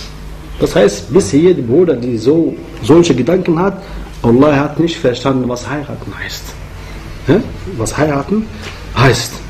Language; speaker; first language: German; non-native, fluent; Arabic